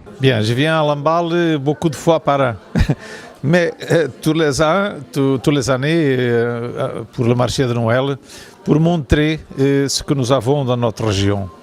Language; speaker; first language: French; non-native, fluent; Portuguese